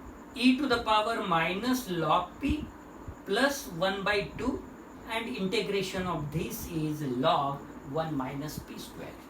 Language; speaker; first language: English; non-native, local second language; Marathi